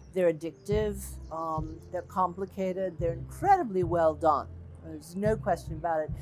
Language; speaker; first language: English; native; English